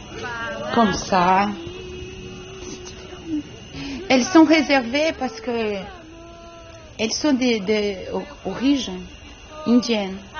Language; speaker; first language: French; non-native, learner; Portuguese